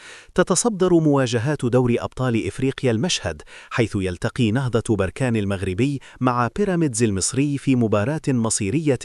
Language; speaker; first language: Arabic; native; Arabic